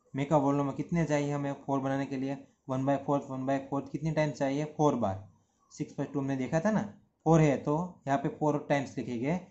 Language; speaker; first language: Hindi; non-native, local second language; Gujarati